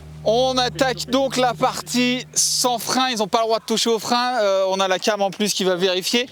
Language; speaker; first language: French; native; French